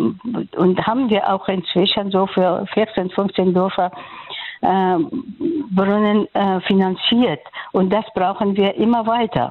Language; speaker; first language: German; non-native, fluent; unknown